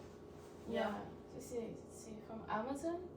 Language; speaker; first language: French; non-native, learner; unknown